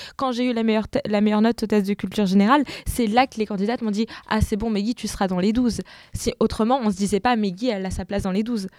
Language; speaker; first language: French; native; French